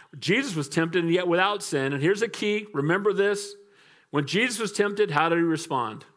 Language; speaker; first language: English; native; English